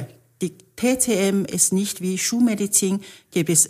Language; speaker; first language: German; non-native, fluent; Chinese